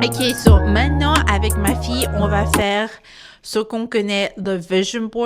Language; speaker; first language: French; non-native, fluent; Spanish